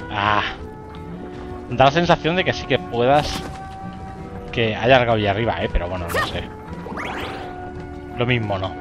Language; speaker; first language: Spanish; native; Spanish